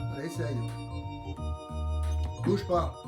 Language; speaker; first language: French; native; French